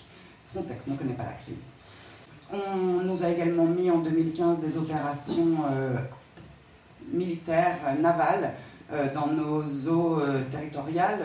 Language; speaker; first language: French; native; French